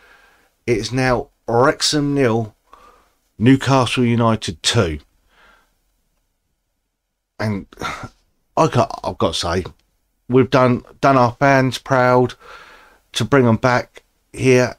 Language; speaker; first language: English; native; English